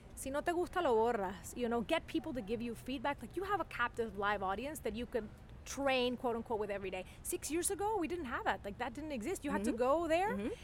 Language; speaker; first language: English; non-native, fluent; Spanish